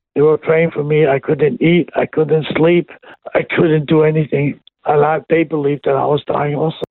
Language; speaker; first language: English; non-native, local second language; Cantonese